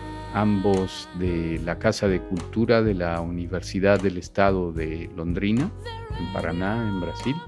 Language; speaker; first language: Spanish; native; Spanish